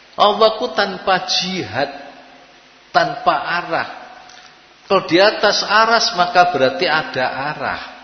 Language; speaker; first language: Indonesian; non-native, local second language; Javanese